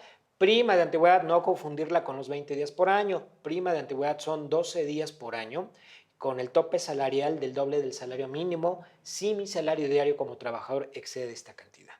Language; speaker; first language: Spanish; native; Spanish